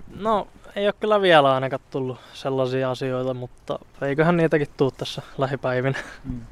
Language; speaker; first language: Finnish; native; Finnish